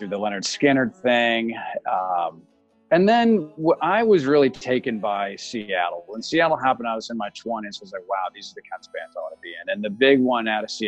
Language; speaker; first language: English; native; English